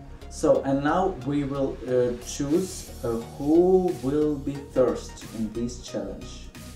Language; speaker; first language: English; non-native, learner; Russian